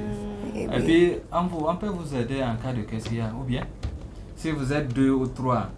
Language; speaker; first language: French; non-native, learner; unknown